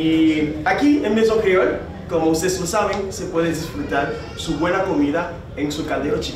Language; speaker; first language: Spanish; non-native, fluent; Haitian Creole